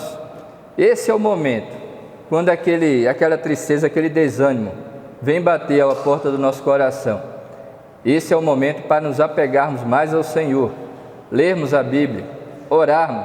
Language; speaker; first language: Portuguese; native; Portuguese